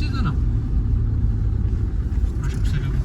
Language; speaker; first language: Portuguese; native; Portuguese